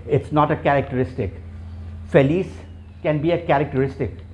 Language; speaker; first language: English; non-native, local second language; Urdu